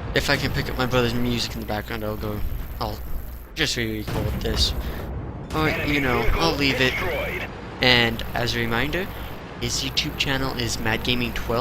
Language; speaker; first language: English; native; English